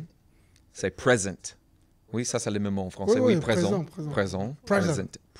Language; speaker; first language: French; non-native, learner; English